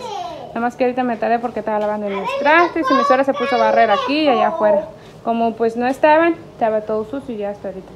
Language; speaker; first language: Spanish; native; Spanish